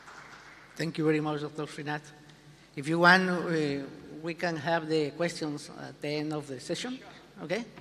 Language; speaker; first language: English; non-native, learner; Spanish